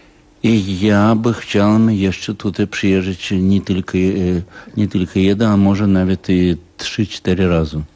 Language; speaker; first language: Polish; non-native, fluent; Russian